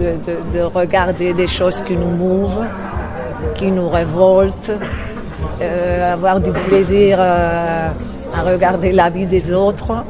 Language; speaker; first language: French; non-native, fluent; Spanish